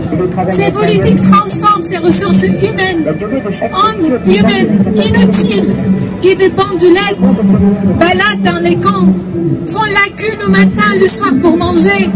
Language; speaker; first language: French; non-native, fluent; Arabic